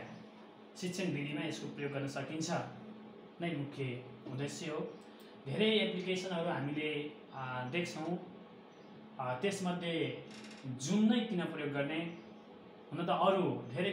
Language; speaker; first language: Nepali; native; Nepali